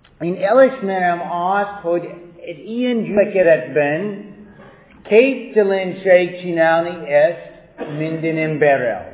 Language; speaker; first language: Hungarian; non-native, fluent; English